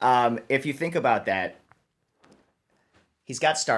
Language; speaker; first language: English; native; English